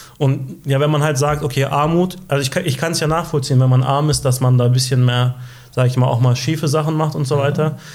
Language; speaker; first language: German; early bilingual, other home language; Turkish